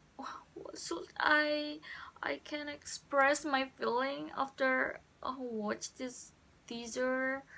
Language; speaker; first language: English; non-native, learner; Indonesian